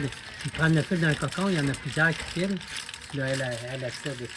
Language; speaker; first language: French; native; French